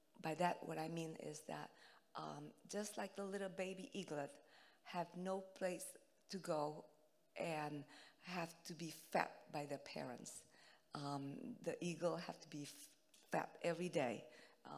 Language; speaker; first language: English; non-native, fluent; Indonesian